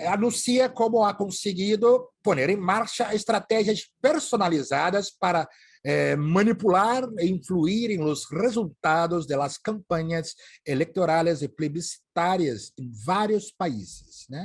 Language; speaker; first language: Portuguese; native; Portuguese